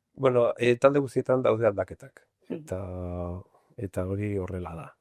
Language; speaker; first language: Basque; non-native, local second language; Spanish